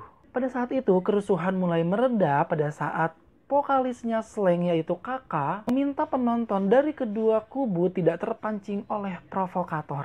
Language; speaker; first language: Indonesian; native; Indonesian